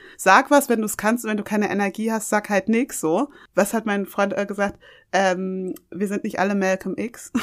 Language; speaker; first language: German; early bilingual, other home language; Yoruba